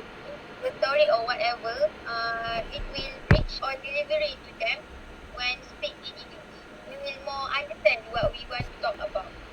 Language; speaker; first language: English; non-native, local second language; Malay